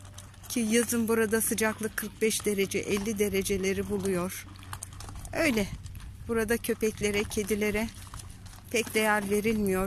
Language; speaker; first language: Turkish; native; Turkish